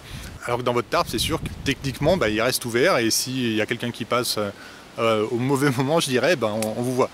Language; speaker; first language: French; native; French